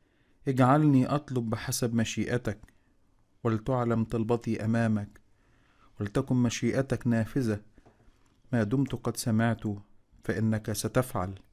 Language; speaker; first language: Arabic; native; Arabic